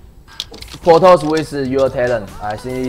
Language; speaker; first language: English; non-native, learner; Chinese